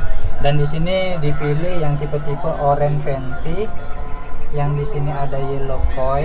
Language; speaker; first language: Indonesian; native; Indonesian